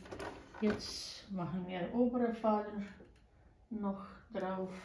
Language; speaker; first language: German; non-native, fluent; Croatian